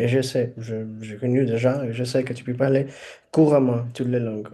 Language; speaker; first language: French; non-native, fluent; Portuguese